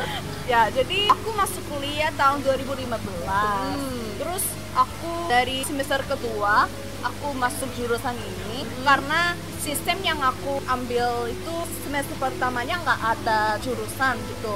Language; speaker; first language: Indonesian; non-native, fluent; Korean